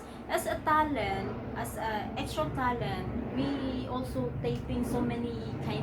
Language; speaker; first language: English; non-native, local second language; Filipino